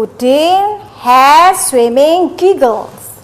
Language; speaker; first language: English; non-native, learner; Indonesian